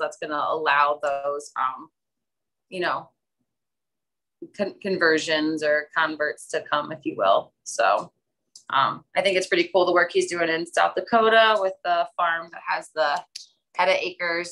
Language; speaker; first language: English; native; English